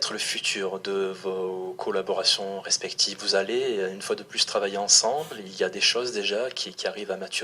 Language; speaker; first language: French; native; French